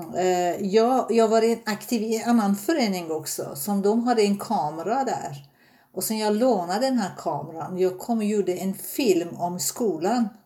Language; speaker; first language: Swedish; non-native, fluent; Persian